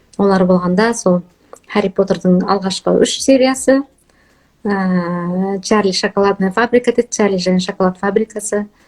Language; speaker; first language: Kazakh; early bilingual, heritage; Kazakh